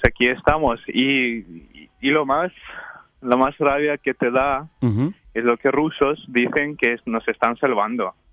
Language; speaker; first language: Spanish; non-native, fluent; Ukrainian